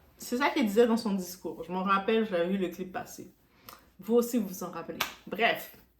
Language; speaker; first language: French; non-native, local second language; Arabic